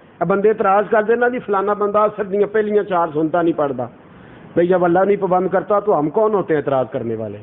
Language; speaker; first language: Urdu; non-native, local second language; Punjabi